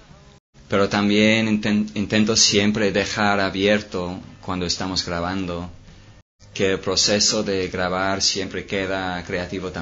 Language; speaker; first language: Spanish; non-native, fluent; English